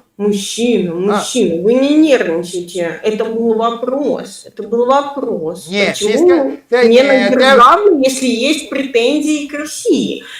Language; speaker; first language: Russian; native; Russian